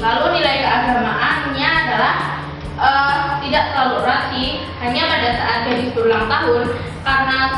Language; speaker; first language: Indonesian; native; Indonesian